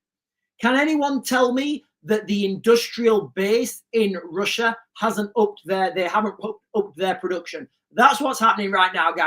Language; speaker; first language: English; native; English